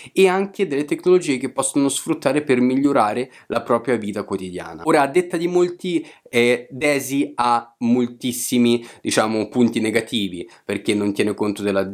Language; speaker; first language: Italian; native; Italian